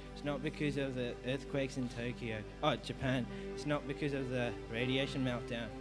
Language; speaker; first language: English; native; English